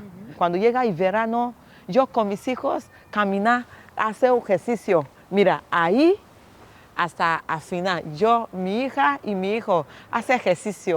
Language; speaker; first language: Spanish; non-native, learner; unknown